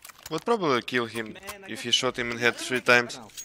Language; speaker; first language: English; non-native, fluent; Russian